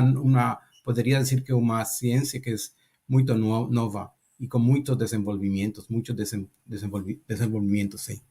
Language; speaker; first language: Portuguese; non-native, learner; Spanish